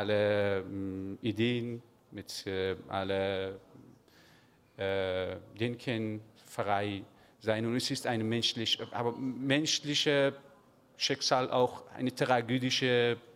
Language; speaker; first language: German; non-native, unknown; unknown